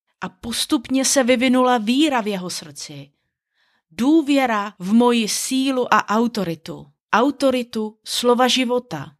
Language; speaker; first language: Czech; native; Czech